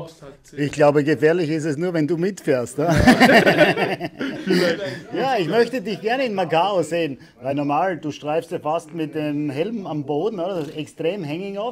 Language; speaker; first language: German; native; German